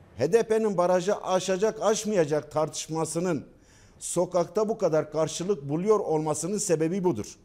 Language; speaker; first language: Turkish; non-native, local second language; Kurdish